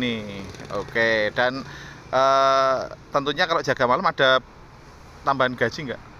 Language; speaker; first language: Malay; non-native, local second language; Javanese